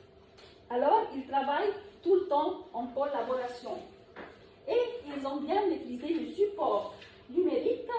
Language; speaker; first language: French; non-native, fluent; Arabic